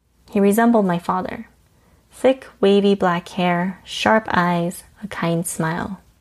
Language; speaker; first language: English; early bilingual, other home language; Korean